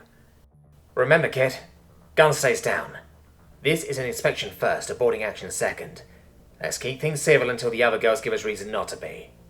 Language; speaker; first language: English; native; English